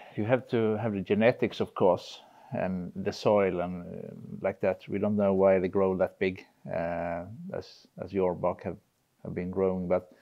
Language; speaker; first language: English; non-native, fluent; Swedish